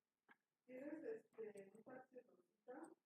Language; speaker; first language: Spanish; native; Spanish